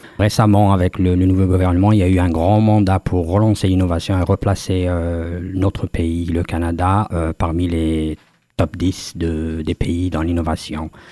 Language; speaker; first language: French; non-native, local second language; Kabyle